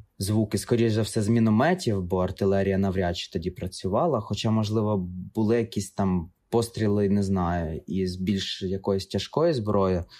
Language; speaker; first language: Ukrainian; non-native, local second language; Russian